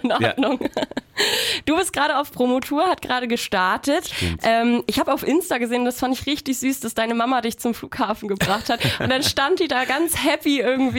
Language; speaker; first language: German; native; German